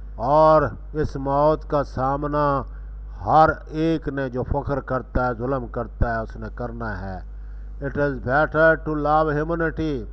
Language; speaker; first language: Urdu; non-native, local second language; Punjabi